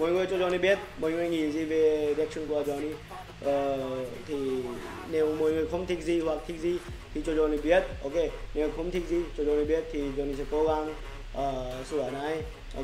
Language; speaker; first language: Vietnamese; non-native, learner; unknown